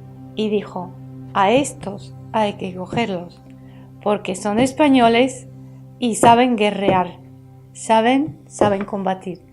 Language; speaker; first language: Spanish; early bilingual, heritage; Spanish